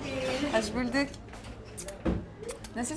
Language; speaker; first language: Turkish; non-native, learner; French